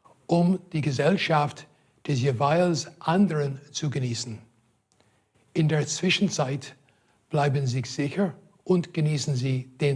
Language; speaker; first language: German; non-native, fluent; English